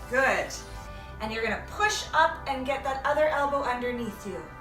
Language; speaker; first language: English; native; English